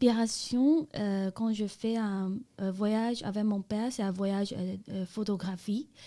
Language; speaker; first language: French; non-native, learner; Chinese